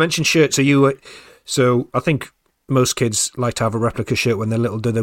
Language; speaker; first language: English; native; English